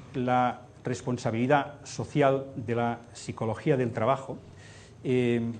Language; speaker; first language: Spanish; native; Spanish